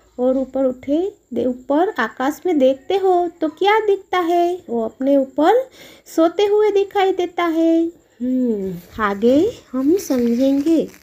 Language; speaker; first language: Hindi; non-native, local second language; Gujarati